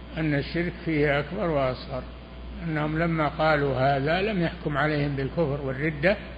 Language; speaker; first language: Arabic; native; Arabic